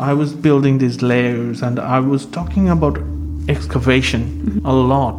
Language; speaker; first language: English; non-native, local second language; Bangla